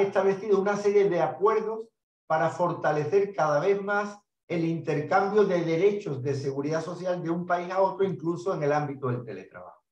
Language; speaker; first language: Spanish; native; Spanish